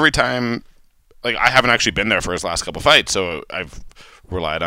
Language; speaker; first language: English; native; English